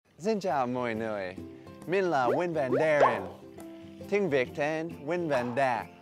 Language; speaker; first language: Vietnamese; early bilingual, heritage; Vietnamese